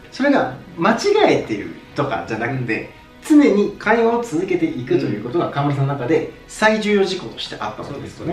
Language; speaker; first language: Japanese; native; Japanese